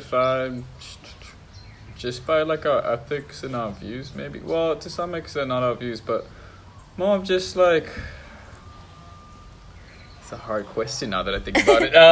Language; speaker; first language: English; non-native, local second language; Tamil